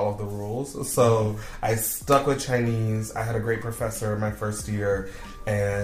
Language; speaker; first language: English; native; English